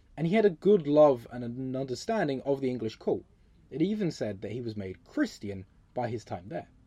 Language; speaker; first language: English; native; English